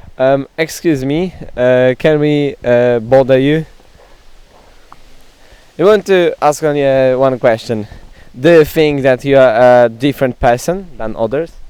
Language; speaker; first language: English; non-native, learner; Polish